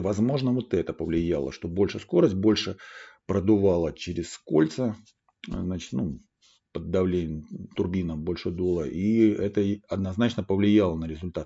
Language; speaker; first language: Russian; native; Russian